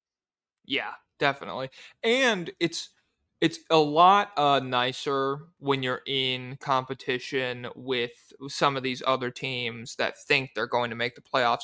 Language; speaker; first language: English; native; English